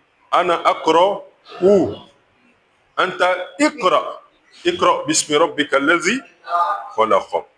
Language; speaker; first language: Arabic; non-native, fluent; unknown